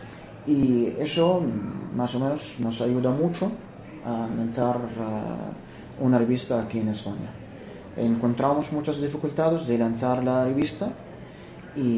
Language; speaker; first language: Spanish; non-native, fluent; Arabic